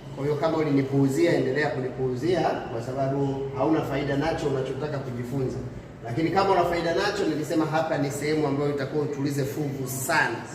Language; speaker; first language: Swahili; native; Swahili